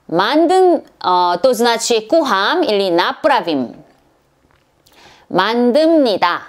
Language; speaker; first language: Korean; non-native, learner; Serbian